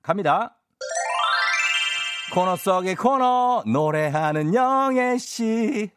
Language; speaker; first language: Korean; native; Korean